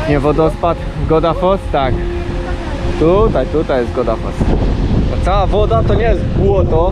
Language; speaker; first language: Polish; native; Polish